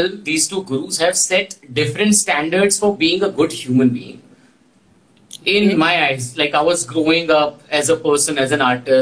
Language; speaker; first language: English; non-native, local second language; Gujarati